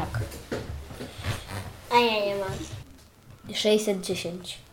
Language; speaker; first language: Polish; early bilingual, heritage; Polish